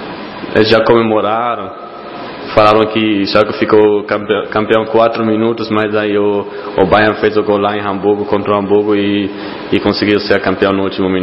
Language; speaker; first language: Portuguese; non-native, fluent; German